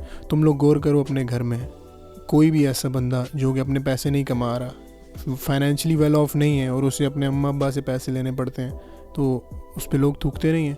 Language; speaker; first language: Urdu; non-native, local second language; Punjabi